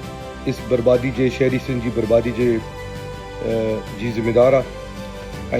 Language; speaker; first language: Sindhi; non-native, local second language; Urdu